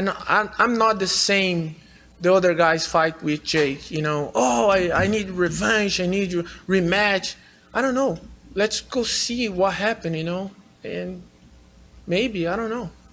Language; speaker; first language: English; non-native, learner; Portuguese